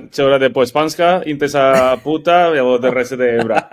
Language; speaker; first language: Swedish; non-native, fluent; Spanish